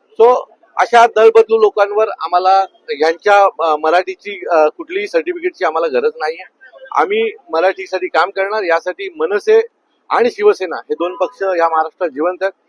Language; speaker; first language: Marathi; native; Marathi